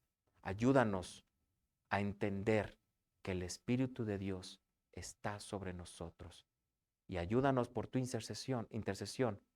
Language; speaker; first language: Spanish; native; Spanish